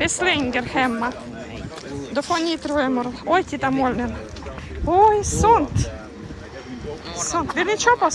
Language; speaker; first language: Swedish; non-native, learner; Russian